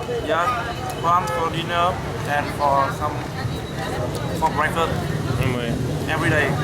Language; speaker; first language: English; non-native, learner; Vietnamese